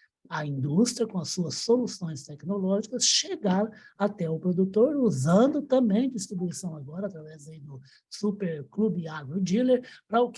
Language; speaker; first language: Portuguese; native; Portuguese